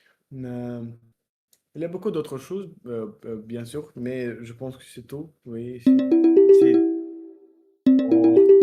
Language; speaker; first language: French; non-native, learner; Russian